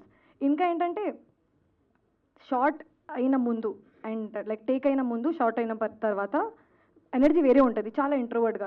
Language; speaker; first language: Telugu; non-native, learner; Hindi